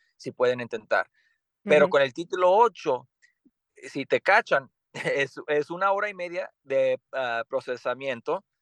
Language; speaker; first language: Spanish; early bilingual, heritage; Spanish